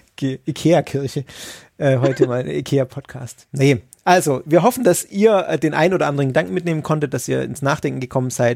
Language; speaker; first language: German; native; German